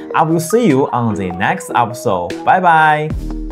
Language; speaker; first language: English; non-native, fluent; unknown